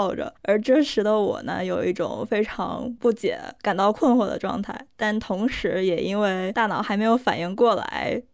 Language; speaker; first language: Chinese; non-native, local second language; Korean